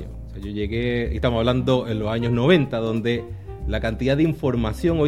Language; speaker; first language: Spanish; native; Spanish